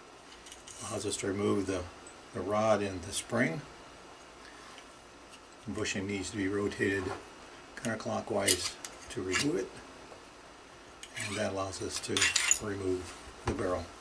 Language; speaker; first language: English; native; English